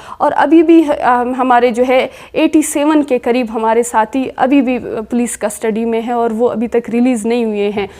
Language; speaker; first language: Urdu; non-native, local second language; Baluchi